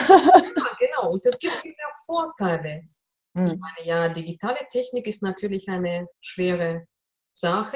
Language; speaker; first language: German; non-native, fluent; Russian